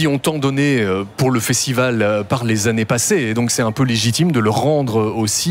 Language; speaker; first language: French; native; French